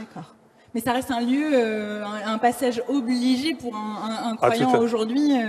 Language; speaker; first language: French; native; French